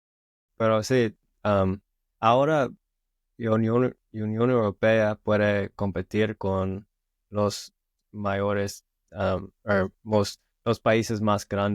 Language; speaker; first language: Spanish; non-native, learner; English